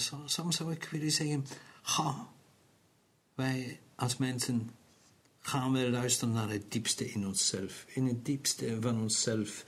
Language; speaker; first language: Dutch; non-native, local second language; German